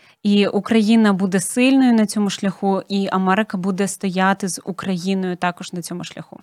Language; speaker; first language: Ukrainian; native; Ukrainian